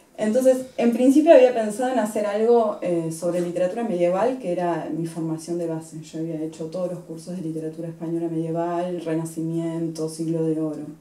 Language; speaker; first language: Spanish; native; Spanish